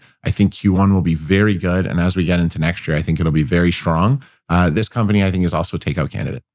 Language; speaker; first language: English; native; English